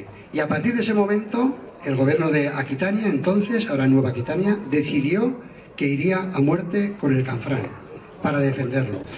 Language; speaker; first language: Spanish; native; Spanish